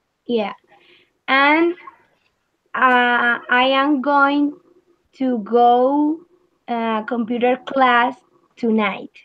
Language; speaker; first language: English; non-native, learner; Spanish